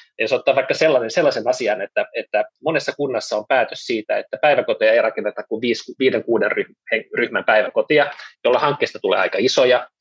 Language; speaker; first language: Finnish; non-native, local second language; Swedish